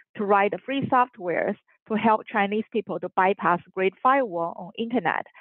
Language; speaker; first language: English; non-native, fluent; Chinese